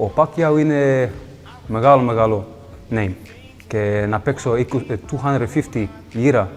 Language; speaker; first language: Greek; early bilingual, heritage; English